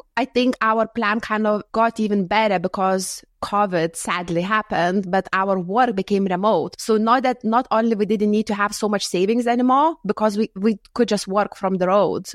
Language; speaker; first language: English; non-native, fluent; Lithuanian